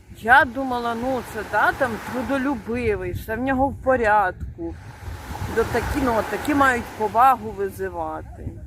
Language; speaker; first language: Ukrainian; native; Ukrainian